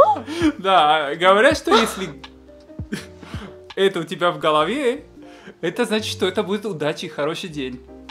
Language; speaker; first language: Russian; non-native, fluent; Spanish